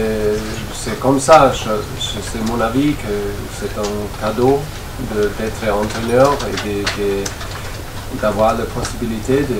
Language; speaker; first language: French; non-native, fluent; German